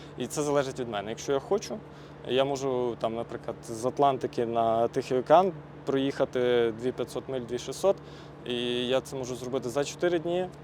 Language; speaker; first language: Ukrainian; native; Ukrainian